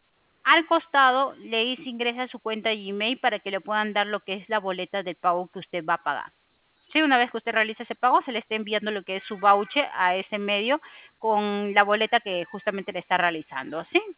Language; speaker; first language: Spanish; native; Spanish